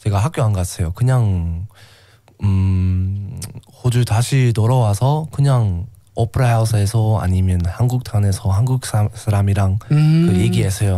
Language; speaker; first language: Korean; non-native, learner; English